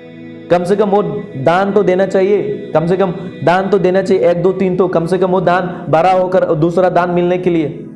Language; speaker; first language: Hindi; non-native, local second language; Kok Borok